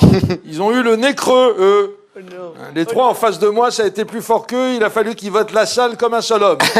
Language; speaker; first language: French; native; French